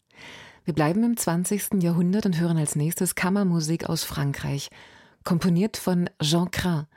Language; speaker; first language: German; native; German